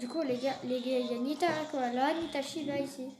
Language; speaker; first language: French; native; French